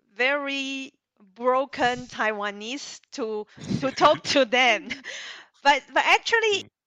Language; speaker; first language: English; non-native, learner; Chinese